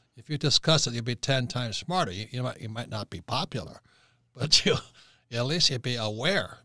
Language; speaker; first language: English; native; English